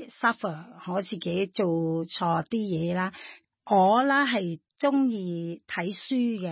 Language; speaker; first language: Chinese; non-native, fluent; Thai